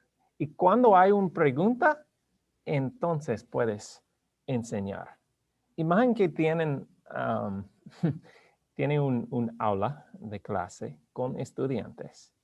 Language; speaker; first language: Spanish; non-native, learner; English